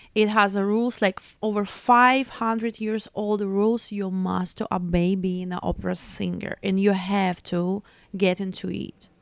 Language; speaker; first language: English; non-native, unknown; Russian